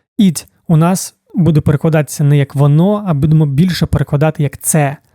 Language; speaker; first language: Ukrainian; native; Ukrainian